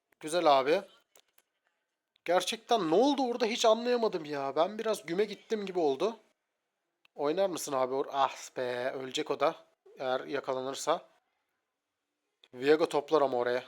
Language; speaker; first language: Turkish; native; Turkish